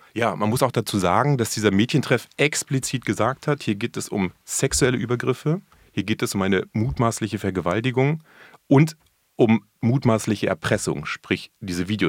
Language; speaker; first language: German; native; German